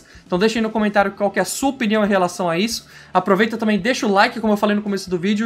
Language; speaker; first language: Portuguese; native; Portuguese